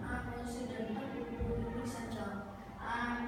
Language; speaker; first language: English; non-native, learner; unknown